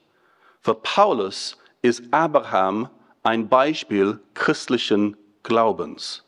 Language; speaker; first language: German; non-native, fluent; English